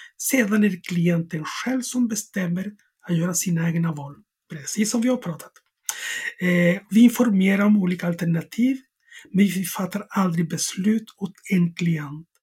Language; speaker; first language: Swedish; non-native, fluent; Spanish